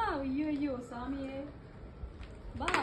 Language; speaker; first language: Tamil; non-native, learner; Malayalam